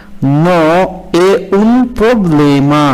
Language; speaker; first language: Italian; non-native, learner; Hindi